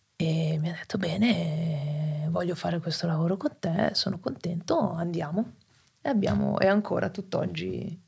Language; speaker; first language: Italian; native; Italian